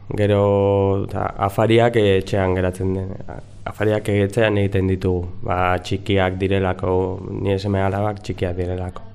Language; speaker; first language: Basque; non-native, local second language; Spanish